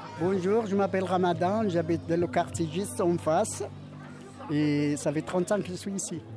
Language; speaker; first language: French; non-native, local second language; Arabic